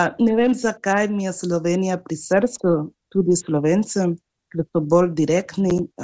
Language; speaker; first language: Slovenian; non-native, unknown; Spanish